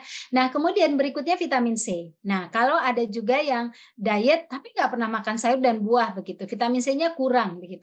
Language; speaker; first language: Indonesian; native; Indonesian